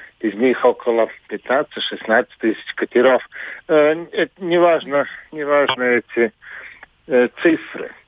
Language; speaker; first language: Russian; non-native, local second language; Latvian